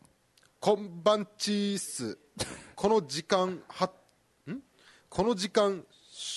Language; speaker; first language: Japanese; native; Japanese